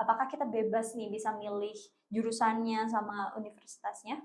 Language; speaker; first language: Indonesian; native; Indonesian